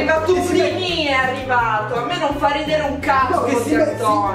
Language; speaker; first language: Italian; native; Italian